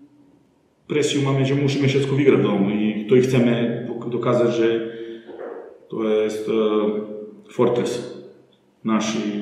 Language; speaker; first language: Polish; non-native, learner; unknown